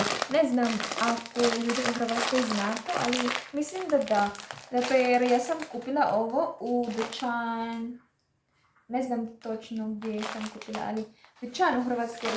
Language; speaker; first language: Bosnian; non-native, learner; Filipino